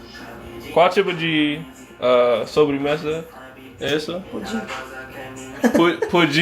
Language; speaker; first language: Portuguese; non-native, learner; English